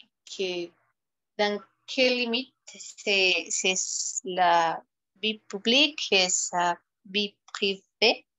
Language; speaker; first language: French; non-native, fluent; Spanish